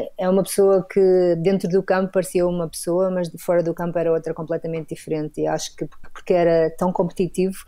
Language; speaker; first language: Portuguese; native; Portuguese